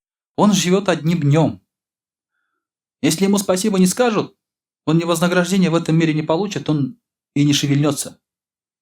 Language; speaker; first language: Russian; non-native, local second language; Tatar